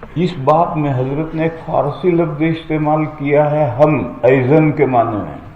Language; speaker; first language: Urdu; non-native, local second language; Gujarati